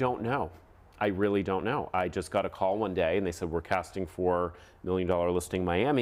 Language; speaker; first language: English; native; English